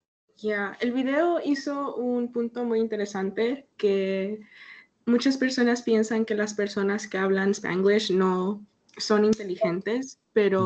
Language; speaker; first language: Spanish; early bilingual, heritage; Spanish